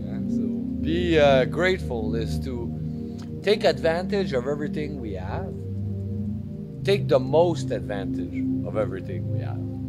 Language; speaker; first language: English; non-native, fluent; French